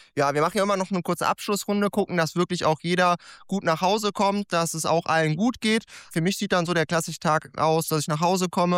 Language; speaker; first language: German; native; German